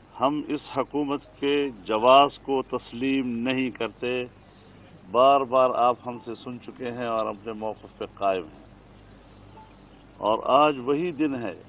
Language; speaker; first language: Urdu; non-native, local second language; Pashto